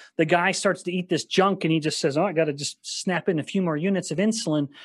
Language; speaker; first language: English; native; English